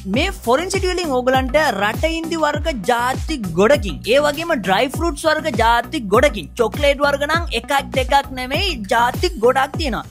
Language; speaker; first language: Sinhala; non-native, local second language; Tamil